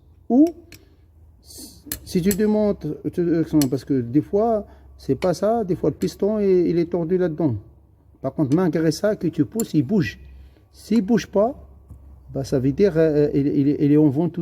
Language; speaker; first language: French; non-native, fluent; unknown